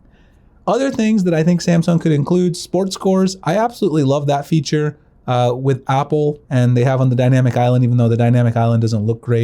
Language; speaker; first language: English; native; English